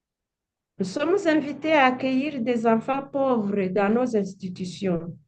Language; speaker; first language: French; non-native, local second language; Kinyarwanda